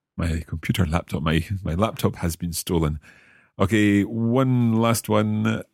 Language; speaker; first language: English; native; English